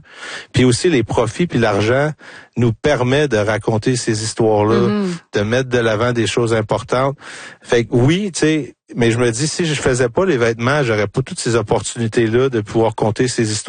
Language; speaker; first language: French; native; French